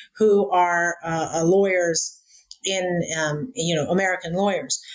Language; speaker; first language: English; native; English